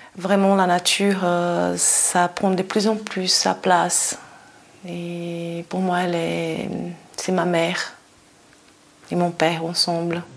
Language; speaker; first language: French; non-native, fluent; Portuguese